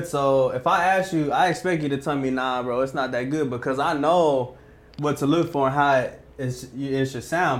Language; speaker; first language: English; native; English